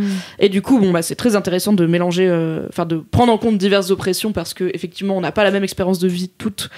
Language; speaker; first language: French; native; French